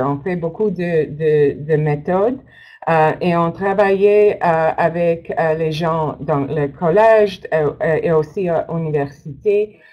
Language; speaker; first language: French; non-native, learner; English